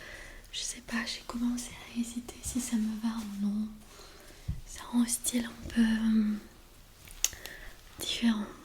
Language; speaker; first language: French; non-native, fluent; Armenian